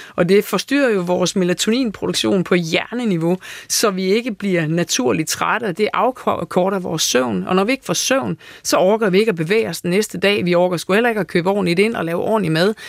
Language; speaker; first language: Danish; native; Danish